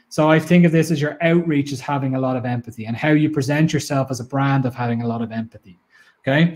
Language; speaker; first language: English; native; English